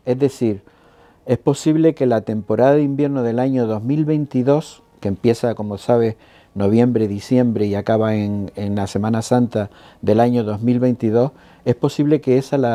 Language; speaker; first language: Spanish; native; Spanish